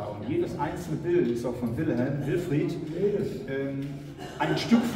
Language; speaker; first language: German; native; German